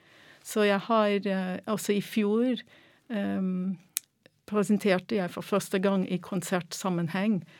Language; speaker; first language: Norwegian; non-native, fluent; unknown